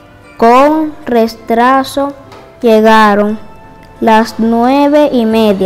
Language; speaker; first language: Spanish; native; Spanish